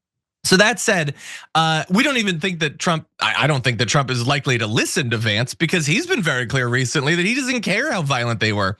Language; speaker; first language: English; native; English